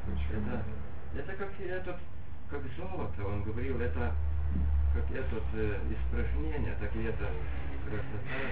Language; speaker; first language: Russian; non-native, fluent; Lithuanian